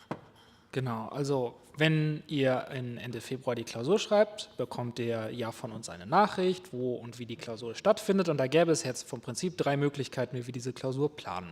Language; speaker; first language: German; native; German